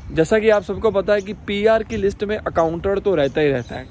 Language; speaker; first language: Hindi; native; Hindi